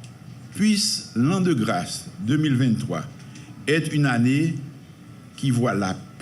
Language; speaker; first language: French; non-native, local second language; Haitian Creole